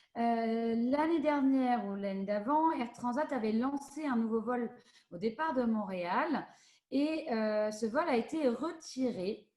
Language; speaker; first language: French; native; French